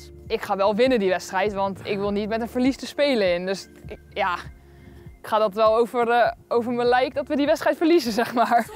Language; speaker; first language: Dutch; native; Dutch